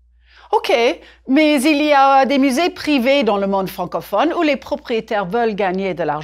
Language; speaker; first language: French; non-native, fluent; English